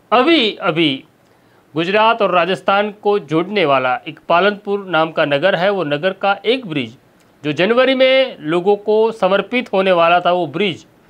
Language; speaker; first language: Hindi; non-native, local second language; Gujarati